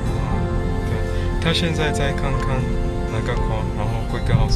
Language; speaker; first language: Chinese; non-native, fluent; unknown